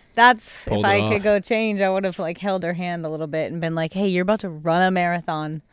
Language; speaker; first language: English; native; English